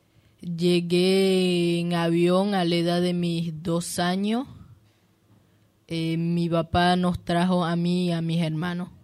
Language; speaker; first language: Spanish; early bilingual, heritage; Spanish